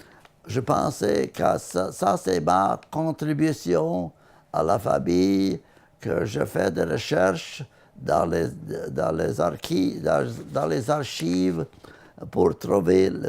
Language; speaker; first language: French; non-native, learner; Latvian